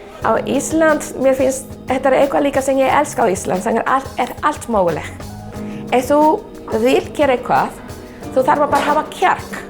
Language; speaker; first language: Icelandic; non-native, fluent; Spanish